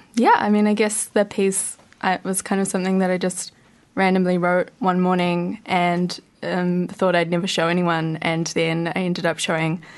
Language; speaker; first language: English; native; English